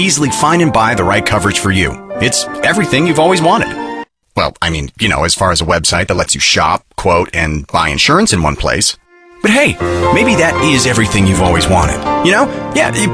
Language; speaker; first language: English; non-native, fluent; Japanese